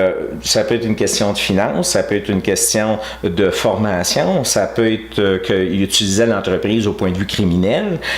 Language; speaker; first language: French; native; French